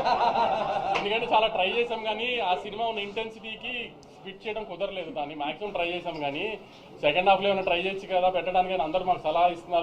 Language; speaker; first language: Telugu; native; Telugu